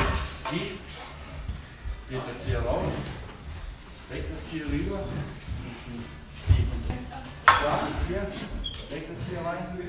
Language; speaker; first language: German; non-native, learner; Thai